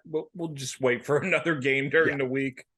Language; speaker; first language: English; native; English